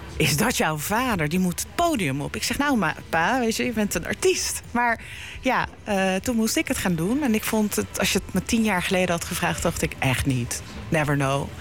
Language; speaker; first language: Dutch; early bilingual, other home language; Turkish